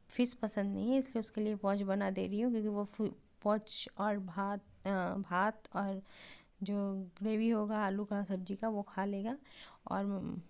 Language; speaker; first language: Hindi; native; Hindi